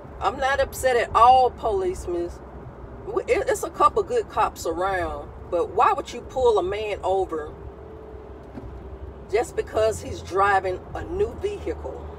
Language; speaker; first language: English; native; English